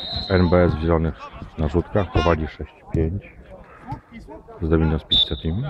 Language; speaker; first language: Polish; native; Polish